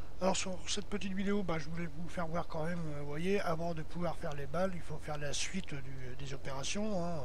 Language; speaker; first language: French; native; French